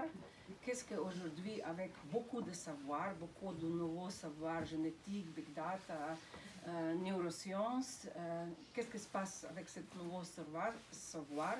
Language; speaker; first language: French; non-native, fluent; Slovenian